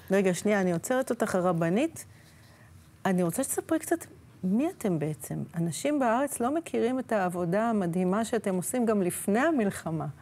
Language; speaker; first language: Hebrew; native; Hebrew